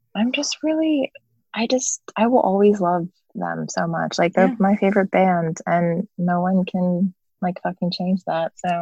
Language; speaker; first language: English; native; English